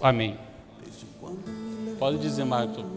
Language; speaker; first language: Portuguese; native; Portuguese